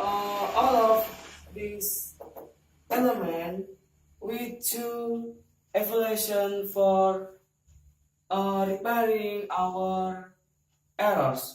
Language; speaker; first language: English; non-native, learner; Indonesian